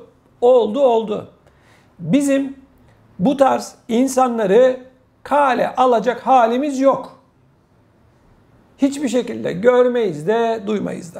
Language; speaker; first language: Turkish; native; Turkish